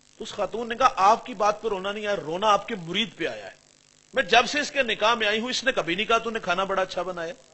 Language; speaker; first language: Urdu; non-native, local second language; Punjabi